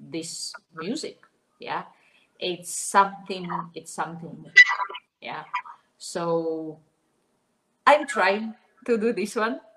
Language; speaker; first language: English; non-native, fluent; Russian